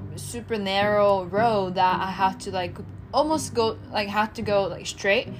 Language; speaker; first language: English; non-native, fluent; Japanese